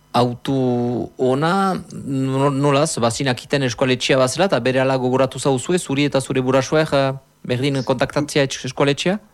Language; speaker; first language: Basque; native; Basque